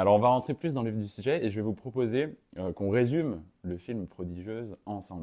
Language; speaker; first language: French; native; French